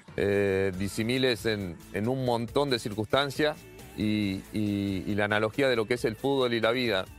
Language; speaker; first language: Spanish; native; Spanish